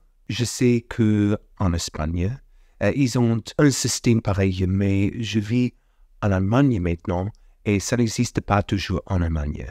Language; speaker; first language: French; non-native, fluent; English